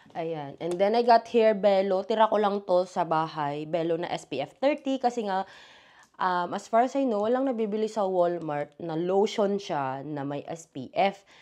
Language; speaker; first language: Filipino; native; Filipino